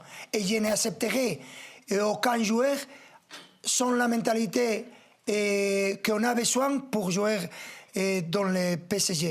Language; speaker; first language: French; non-native, fluent; Spanish